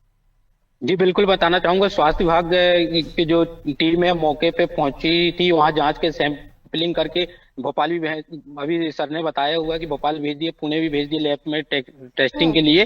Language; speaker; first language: Hindi; native; Hindi